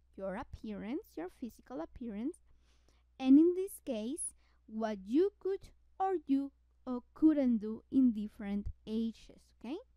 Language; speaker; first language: English; non-native, fluent; Spanish